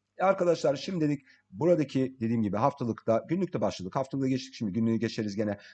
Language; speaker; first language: Turkish; early bilingual, heritage; English